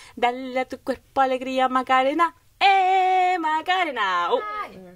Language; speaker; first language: English; non-native, fluent; Spanish